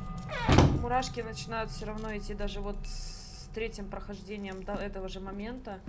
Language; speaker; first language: Russian; native; Russian